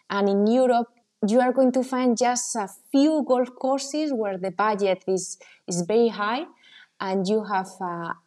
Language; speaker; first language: English; non-native, fluent; Spanish